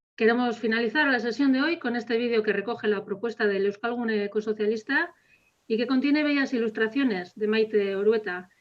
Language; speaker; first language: Spanish; native; Spanish